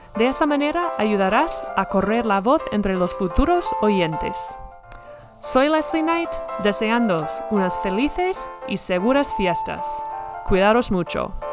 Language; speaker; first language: Spanish; non-native, fluent; English